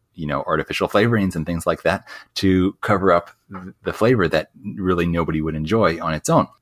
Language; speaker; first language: English; native; English